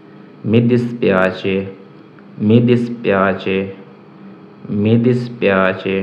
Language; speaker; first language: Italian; non-native, learner; Urdu